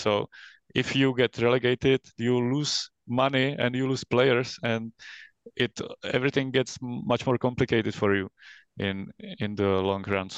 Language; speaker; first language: English; non-native, fluent; Czech